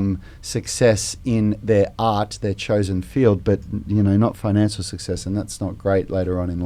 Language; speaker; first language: English; native; English